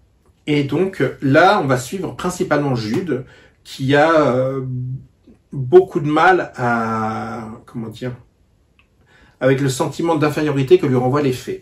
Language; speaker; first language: French; native; French